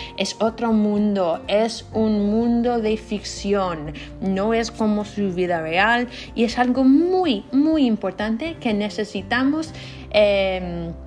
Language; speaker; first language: Spanish; non-native, learner; English